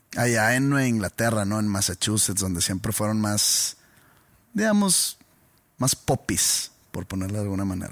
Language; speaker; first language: Spanish; native; Spanish